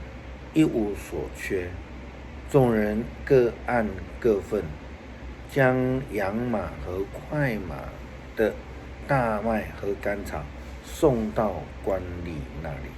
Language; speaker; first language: Chinese; native; Chinese